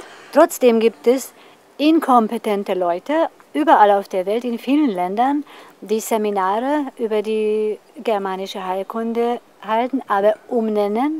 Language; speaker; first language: German; non-native, fluent; Hungarian